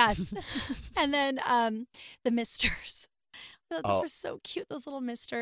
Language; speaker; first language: English; native; English